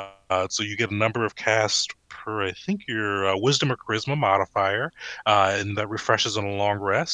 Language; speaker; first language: English; native; English